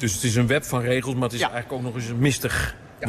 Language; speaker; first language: Dutch; native; Dutch